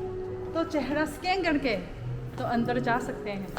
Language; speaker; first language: Hindi; non-native, fluent; Chinese